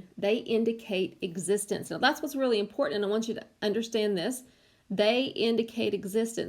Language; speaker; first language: English; native; English